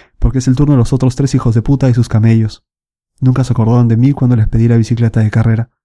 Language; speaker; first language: Spanish; native; Spanish